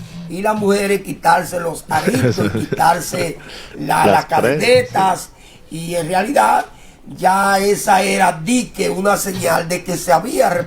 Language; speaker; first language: Spanish; native; Spanish